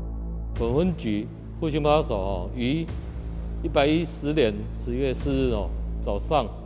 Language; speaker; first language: Chinese; native; Chinese